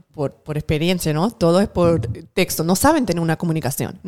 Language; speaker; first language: Spanish; early bilingual, heritage; Spanish